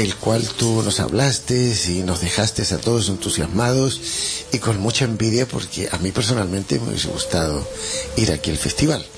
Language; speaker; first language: Spanish; native; Spanish